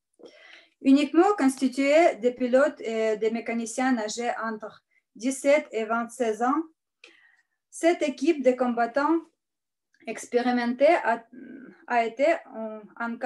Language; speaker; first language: French; non-native, learner; Russian